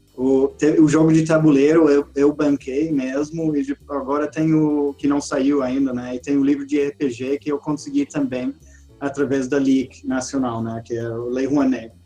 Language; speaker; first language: Portuguese; non-native, fluent; English